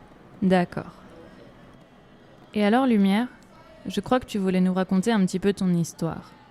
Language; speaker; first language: French; native; French